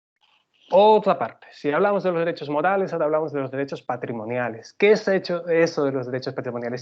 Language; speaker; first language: Spanish; native; Spanish